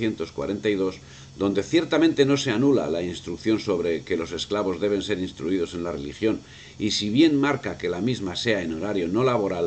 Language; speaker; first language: Spanish; native; Spanish